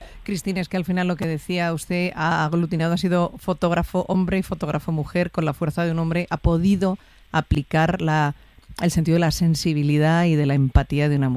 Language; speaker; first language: Spanish; native; Spanish